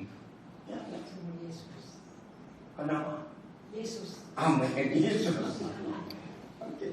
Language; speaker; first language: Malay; non-native, local second language; Javanese